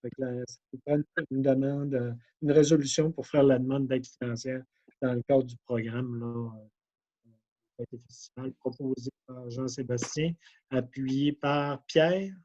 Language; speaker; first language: French; native; French